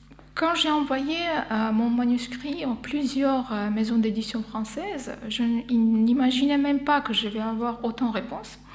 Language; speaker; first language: French; non-native, fluent; Armenian